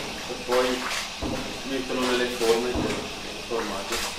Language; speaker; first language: Italian; native; Italian